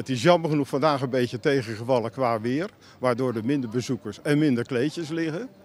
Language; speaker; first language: Dutch; native; Dutch